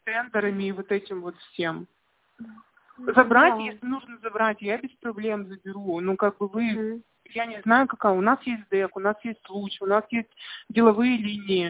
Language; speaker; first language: Russian; native; Russian